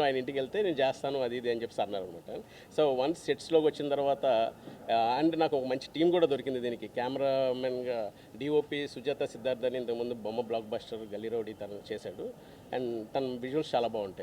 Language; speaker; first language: Telugu; native; Telugu